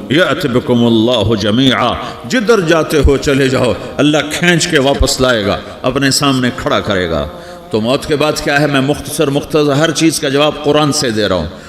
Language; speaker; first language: Urdu; non-native, local second language; Punjabi